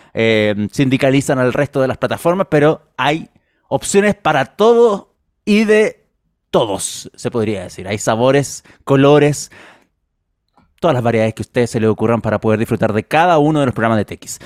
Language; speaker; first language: Spanish; native; Spanish